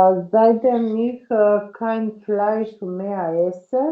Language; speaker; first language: German; non-native, learner; Macedonian